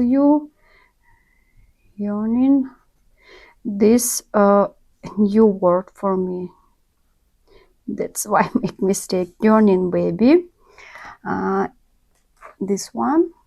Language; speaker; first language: English; non-native, learner; Russian